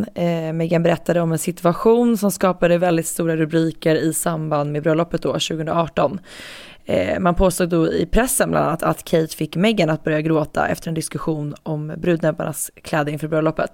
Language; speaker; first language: Swedish; native; Swedish